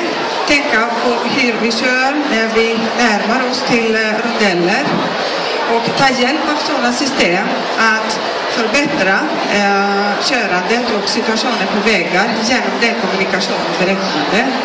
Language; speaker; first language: Swedish; non-native, fluent; Greek